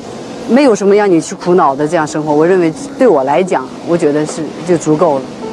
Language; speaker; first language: Chinese; native; Chinese